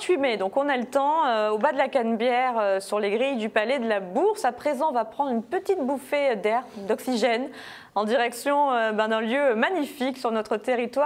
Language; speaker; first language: French; native; French